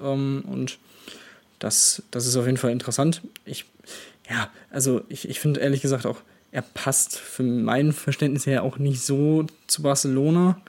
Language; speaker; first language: German; native; German